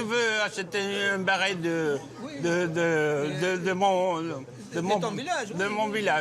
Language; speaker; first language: French; non-native, fluent; Spanish